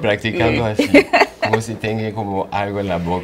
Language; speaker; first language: Spanish; non-native, fluent; French